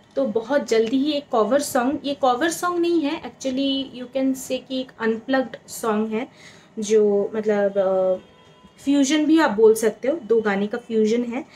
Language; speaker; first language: Hindi; non-native, local second language; Bangla